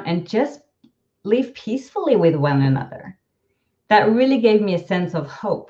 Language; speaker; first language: English; non-native, fluent; Hebrew